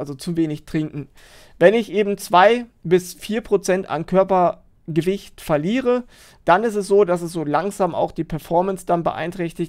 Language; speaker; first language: German; native; German